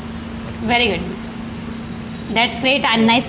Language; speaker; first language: English; non-native, learner; Hindi